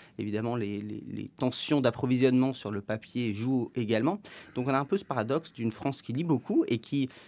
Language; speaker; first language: French; native; French